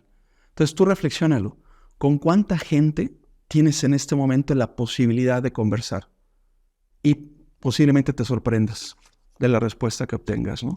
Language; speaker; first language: Spanish; native; Spanish